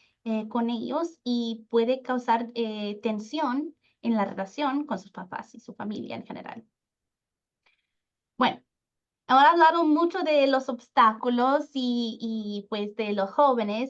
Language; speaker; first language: Spanish; early bilingual, heritage; Spanish